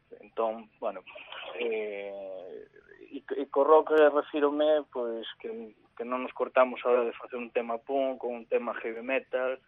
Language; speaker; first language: Galician; early bilingual, other home language; Spanish